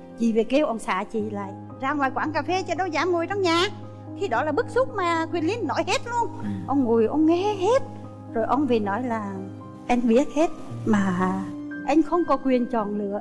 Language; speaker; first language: Vietnamese; native; Vietnamese